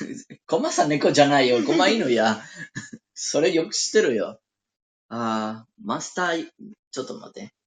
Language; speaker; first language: Japanese; non-native, learner; Spanish